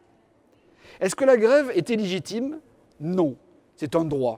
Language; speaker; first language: French; native; French